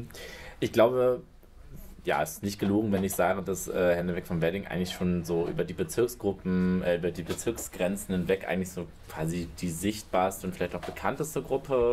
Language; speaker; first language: German; native; German